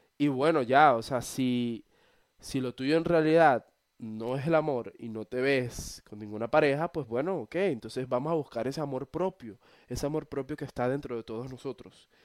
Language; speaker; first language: Spanish; native; Spanish